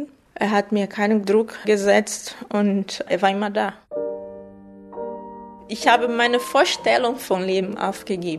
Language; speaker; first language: German; non-native, fluent; Portuguese